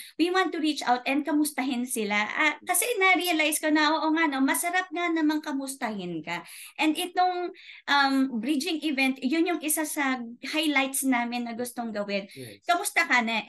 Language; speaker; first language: Filipino; native; Filipino